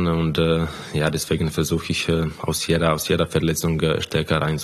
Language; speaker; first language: German; non-native, fluent; Croatian